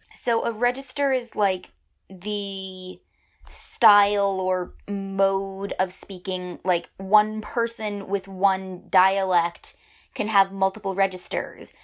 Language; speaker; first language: English; native; English